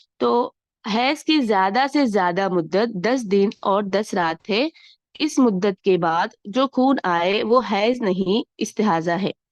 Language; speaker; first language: Urdu; native; Urdu